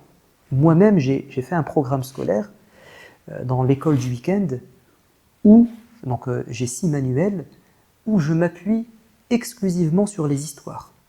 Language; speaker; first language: French; native; French